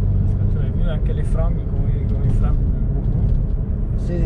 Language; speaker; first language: French; non-native, fluent; Italian